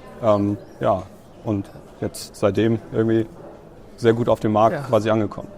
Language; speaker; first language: German; native; German